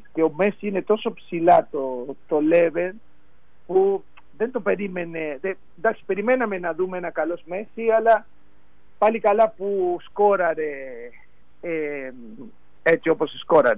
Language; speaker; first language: Greek; non-native, fluent; Spanish